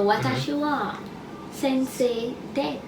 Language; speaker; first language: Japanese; non-native, learner; English